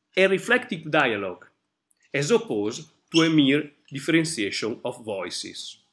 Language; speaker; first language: English; non-native, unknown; Italian